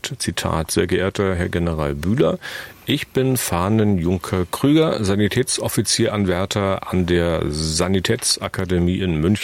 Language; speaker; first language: German; native; German